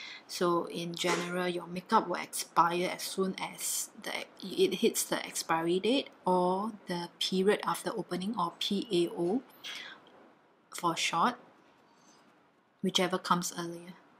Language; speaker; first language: English; non-native, local second language; Chinese